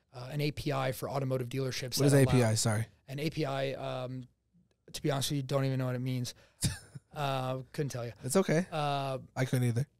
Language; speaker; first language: English; native; English